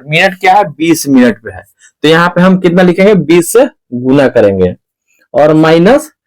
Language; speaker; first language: Hindi; native; Hindi